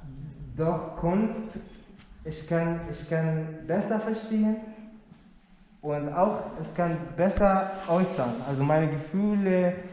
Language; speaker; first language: German; non-native, learner; Arabic